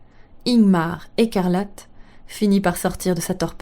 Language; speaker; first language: French; native; French